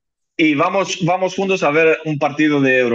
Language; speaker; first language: Spanish; non-native, fluent; Greek